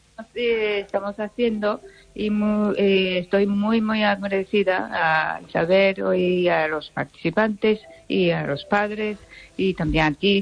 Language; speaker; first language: Spanish; non-native, learner; Japanese